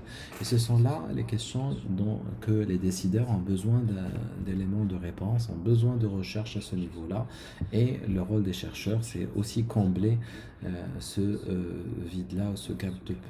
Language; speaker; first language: French; non-native, local second language; Arabic